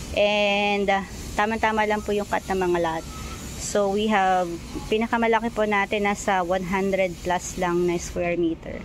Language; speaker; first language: Filipino; native; Filipino